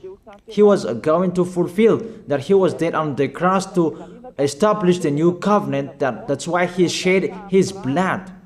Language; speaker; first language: English; non-native, fluent; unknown